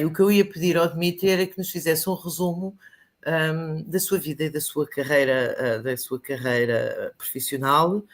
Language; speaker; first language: Portuguese; native; Portuguese